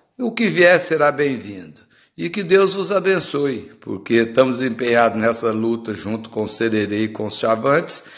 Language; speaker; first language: Portuguese; native; Portuguese